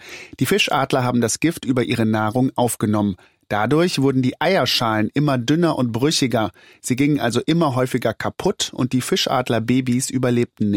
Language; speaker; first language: German; native; German